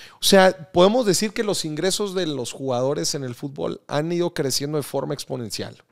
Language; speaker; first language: Spanish; native; Spanish